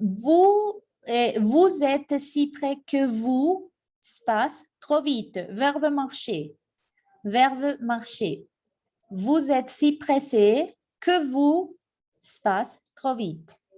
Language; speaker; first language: French; non-native, fluent; Spanish